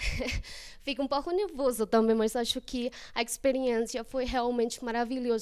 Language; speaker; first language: Portuguese; non-native, fluent; Spanish